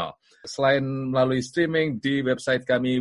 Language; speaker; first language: Indonesian; native; Indonesian